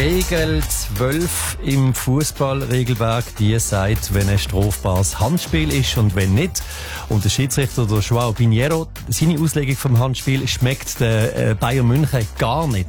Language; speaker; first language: German; native; German